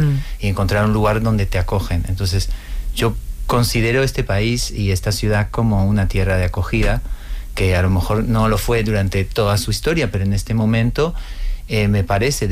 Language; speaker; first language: Spanish; non-native, fluent; French